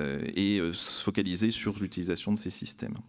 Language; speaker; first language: French; native; French